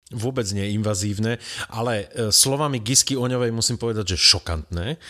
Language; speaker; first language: Slovak; native; Slovak